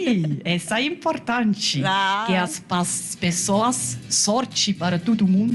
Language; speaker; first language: Portuguese; non-native, learner; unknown